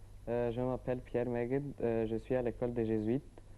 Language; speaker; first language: French; non-native, learner; Arabic